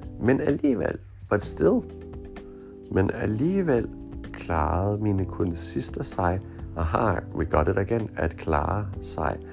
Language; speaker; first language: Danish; non-native, fluent; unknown